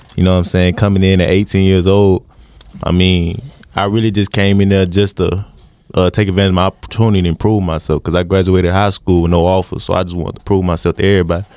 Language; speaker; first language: English; native; English